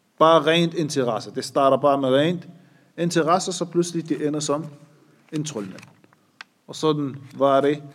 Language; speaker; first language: Danish; non-native, fluent; Arabic